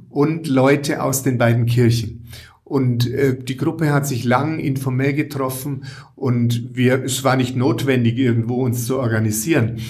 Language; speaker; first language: German; native; German